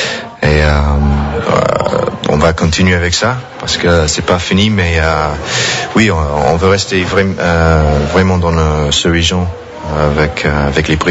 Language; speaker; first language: French; non-native, fluent; English